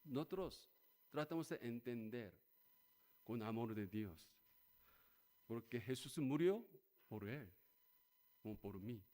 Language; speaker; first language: Spanish; non-native, learner; Korean